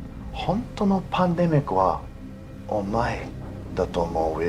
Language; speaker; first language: Japanese; non-native, fluent; English